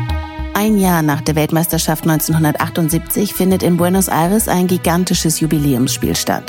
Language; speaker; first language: German; native; German